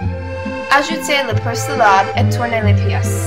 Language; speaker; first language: French; non-native, learner; English